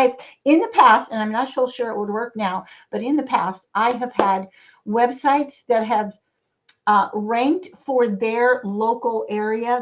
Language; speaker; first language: English; native; English